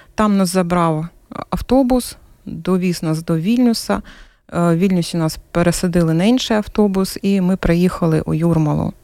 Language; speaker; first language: Ukrainian; native; Ukrainian